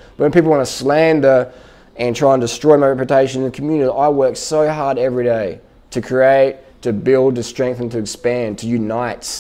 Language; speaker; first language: English; native; English